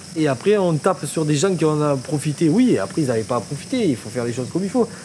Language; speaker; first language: French; native; French